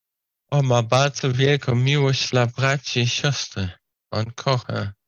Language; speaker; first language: Polish; non-native, learner; Slovak